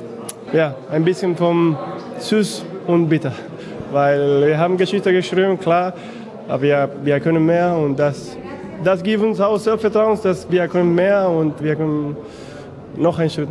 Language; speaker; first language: German; non-native, fluent; Spanish